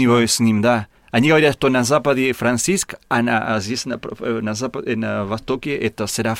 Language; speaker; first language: Russian; non-native, learner; Spanish